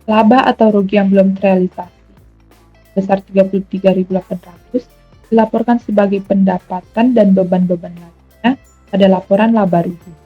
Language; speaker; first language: Indonesian; native; Indonesian